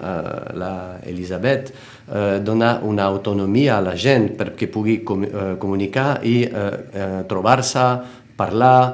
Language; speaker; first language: Catalan; non-native, fluent; French